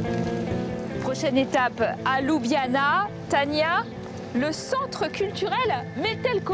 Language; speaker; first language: French; native; French